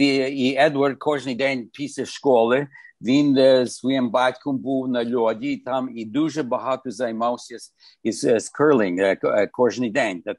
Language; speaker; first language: Ukrainian; early bilingual, heritage; Ukrainian